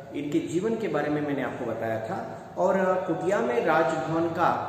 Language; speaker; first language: Hindi; non-native, local second language; Kannada